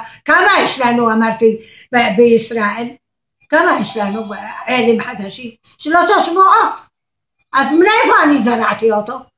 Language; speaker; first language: Hebrew; non-native, learner; Arabic